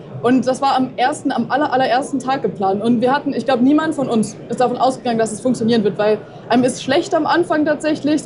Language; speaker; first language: German; native; German